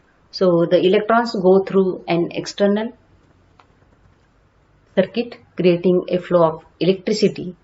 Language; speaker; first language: English; non-native, local second language; Marathi